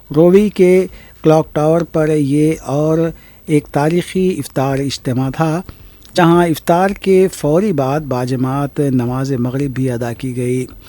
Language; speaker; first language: Urdu; native; Urdu